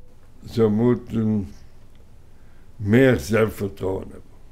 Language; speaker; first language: Dutch; non-native, local second language; French